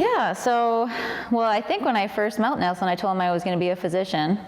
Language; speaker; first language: English; native; English